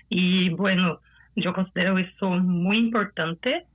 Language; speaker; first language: Spanish; non-native, fluent; Portuguese